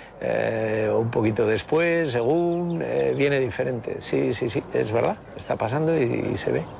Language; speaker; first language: Spanish; native; Spanish